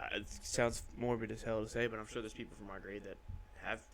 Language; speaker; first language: English; native; English